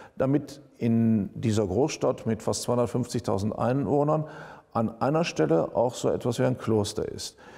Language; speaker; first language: German; native; German